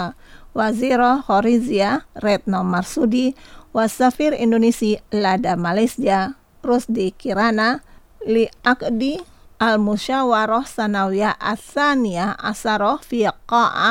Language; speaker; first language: Arabic; non-native, fluent; Indonesian